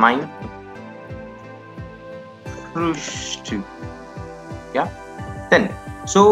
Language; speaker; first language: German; non-native, learner; Punjabi